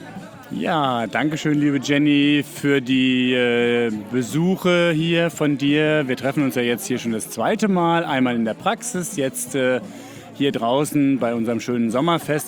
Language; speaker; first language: German; native; German